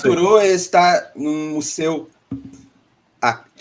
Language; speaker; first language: Spanish; non-native, learner; Portuguese